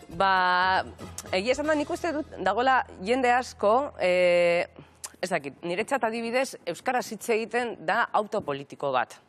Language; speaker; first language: Basque; non-native, local second language; Spanish